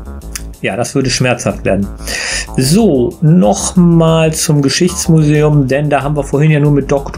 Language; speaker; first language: German; native; German